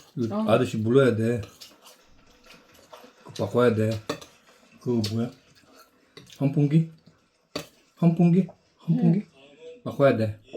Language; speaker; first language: Korean; non-native, learner; Filipino